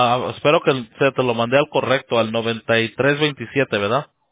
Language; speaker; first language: Spanish; early bilingual, heritage; Spanish